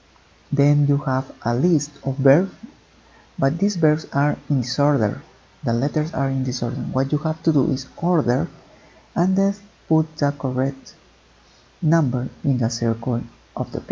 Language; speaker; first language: English; non-native, fluent; Spanish